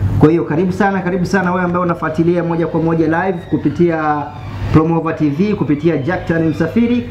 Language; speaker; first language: Swahili; native; Swahili